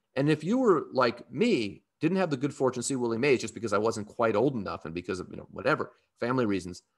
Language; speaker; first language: English; native; English